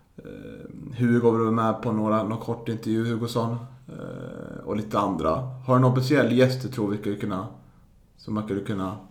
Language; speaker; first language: Swedish; native; Swedish